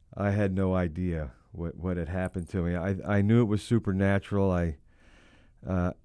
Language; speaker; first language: English; native; English